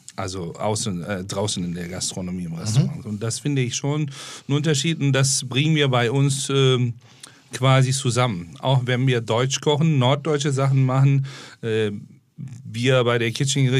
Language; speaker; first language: German; non-native, fluent; Turkish